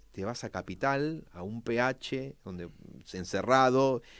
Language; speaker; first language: Spanish; native; Spanish